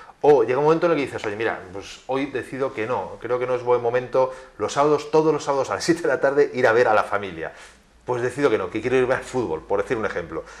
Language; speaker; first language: Spanish; native; Spanish